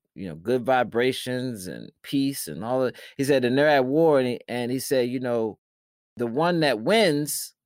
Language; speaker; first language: English; early bilingual, other home language; Shona